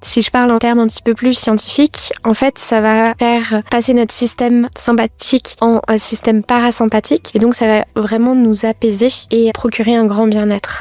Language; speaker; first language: French; native; French